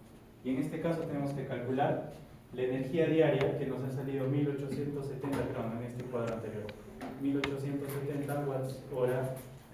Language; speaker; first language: Spanish; native; Spanish